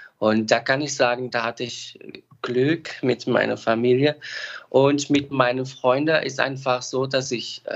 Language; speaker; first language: German; non-native, fluent; Portuguese